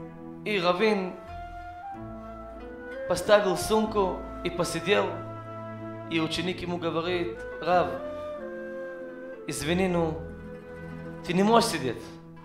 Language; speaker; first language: Russian; non-native, learner; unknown